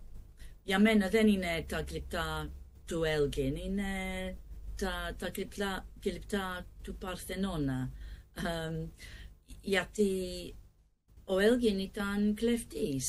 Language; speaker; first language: Greek; non-native, learner; English